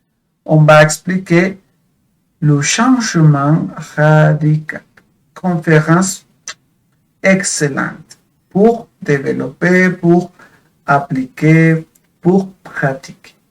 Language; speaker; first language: French; non-native, fluent; Spanish